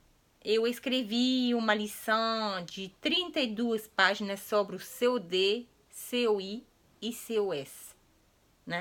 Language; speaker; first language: Portuguese; non-native, fluent; French